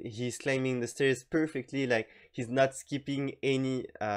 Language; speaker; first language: English; non-native, fluent; French